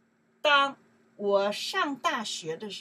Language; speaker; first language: Chinese; non-native, learner; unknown